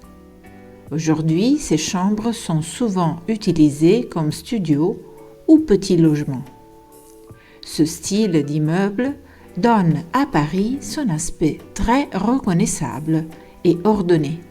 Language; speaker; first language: French; non-native, fluent; Italian